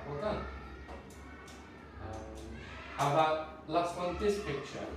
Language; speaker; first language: English; native; English